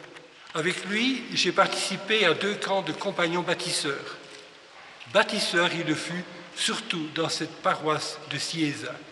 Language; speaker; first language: French; native; French